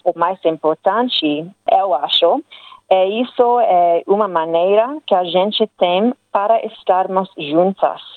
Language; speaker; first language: Portuguese; non-native, learner; English